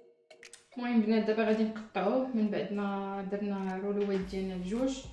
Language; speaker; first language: Arabic; native; Arabic